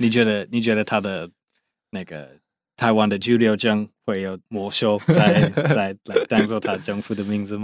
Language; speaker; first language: Chinese; non-native, fluent; English